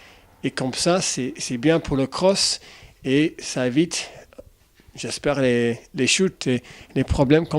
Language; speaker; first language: French; non-native, fluent; English